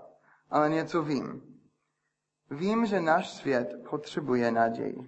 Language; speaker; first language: Czech; non-native, fluent; English